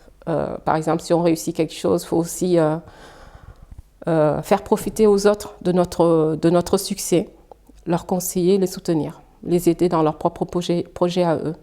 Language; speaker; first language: French; early bilingual, other home language; Fula